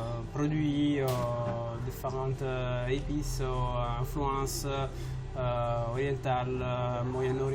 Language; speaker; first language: French; non-native, fluent; Italian